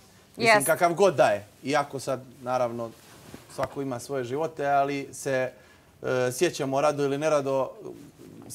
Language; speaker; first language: Serbian; native; Serbian